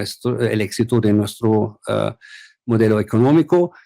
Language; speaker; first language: Spanish; non-native, fluent; German